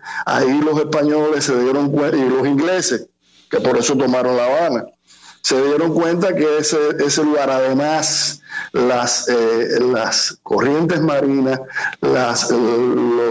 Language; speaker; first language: Spanish; native; Spanish